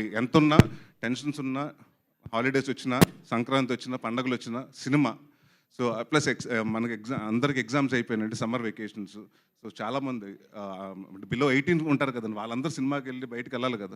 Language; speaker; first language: Telugu; native; Telugu